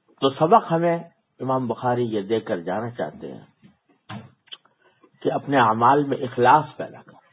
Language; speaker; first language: Urdu; native; Urdu